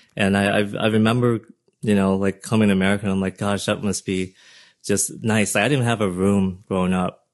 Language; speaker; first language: English; early bilingual, other home language; Vietnamese